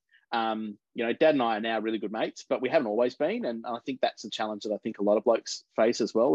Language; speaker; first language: English; native; English